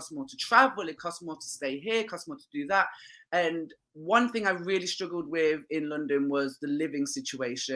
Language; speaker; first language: English; native; English